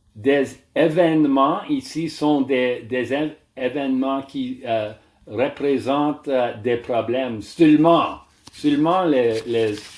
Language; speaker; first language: French; non-native, learner; English